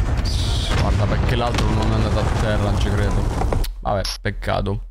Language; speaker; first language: Italian; native; Italian